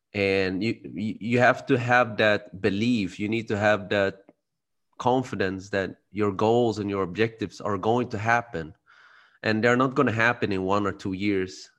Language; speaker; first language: English; early bilingual, other home language; Khmer